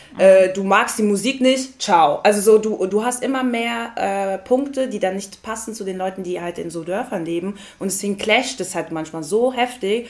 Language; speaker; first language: German; native; German